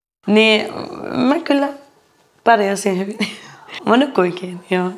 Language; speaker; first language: Finnish; non-native, fluent; Arabic